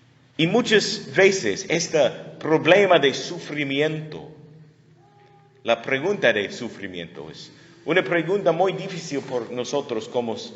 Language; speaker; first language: Spanish; non-native, fluent; English